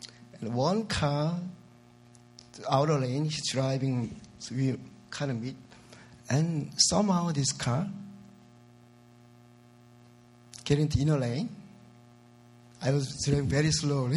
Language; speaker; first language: English; non-native, learner; Korean